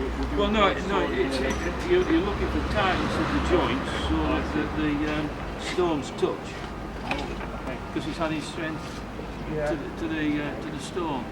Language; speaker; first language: English; native; English